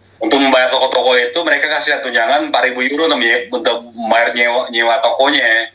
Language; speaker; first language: Indonesian; non-native, local second language; Minangkabau